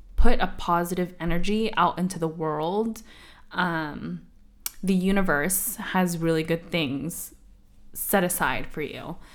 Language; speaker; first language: English; native; English